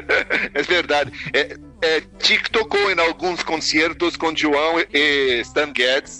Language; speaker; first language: Spanish; non-native, learner; Portuguese